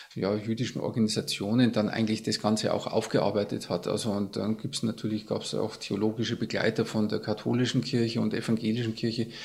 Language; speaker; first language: German; native; German